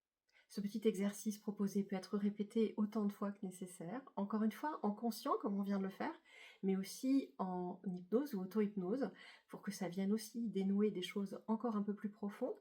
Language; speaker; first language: French; native; French